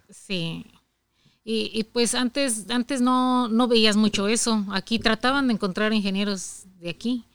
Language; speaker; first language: Spanish; native; Spanish